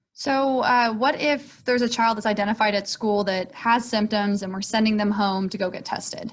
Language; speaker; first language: English; native; English